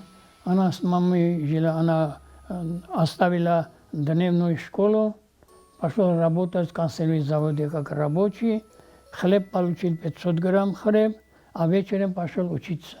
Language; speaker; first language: Russian; non-native, local second language; Armenian